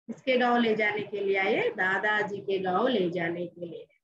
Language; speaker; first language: Hindi; non-native, local second language; Telugu